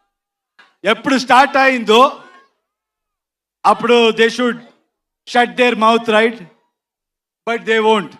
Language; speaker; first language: Telugu; non-native, local second language; Kannada